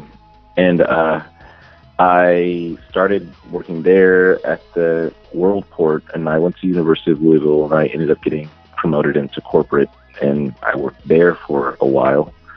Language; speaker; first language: English; native; English